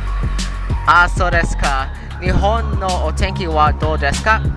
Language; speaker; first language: Japanese; non-native, learner; English